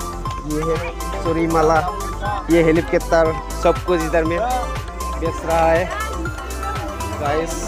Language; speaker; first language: Hindi; non-native, local second language; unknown